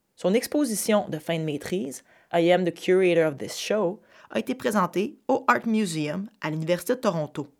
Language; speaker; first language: French; native; French